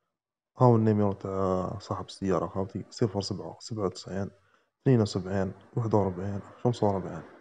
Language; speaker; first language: Arabic; native; Arabic